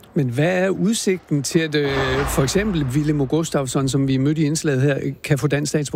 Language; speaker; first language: Danish; native; Danish